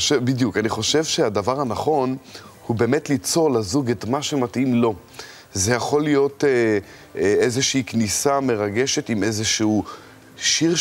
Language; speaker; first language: Hebrew; native; Hebrew